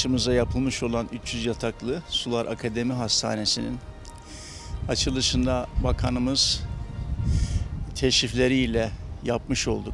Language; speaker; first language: Turkish; native; Turkish